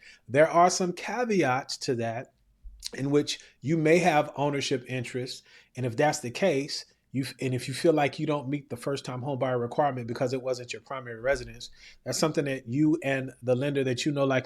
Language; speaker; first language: English; native; English